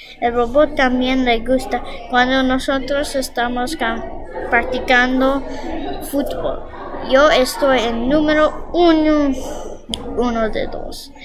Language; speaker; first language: Spanish; non-native, learner; English